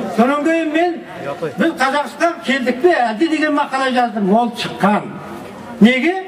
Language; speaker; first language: Kazakh; early bilingual, heritage; Kazakh